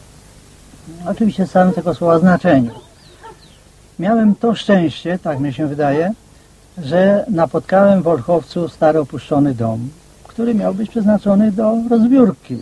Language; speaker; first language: Polish; native; Polish